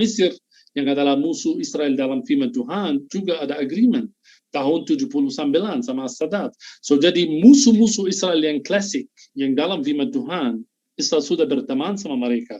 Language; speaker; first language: Indonesian; non-native, fluent; Arabic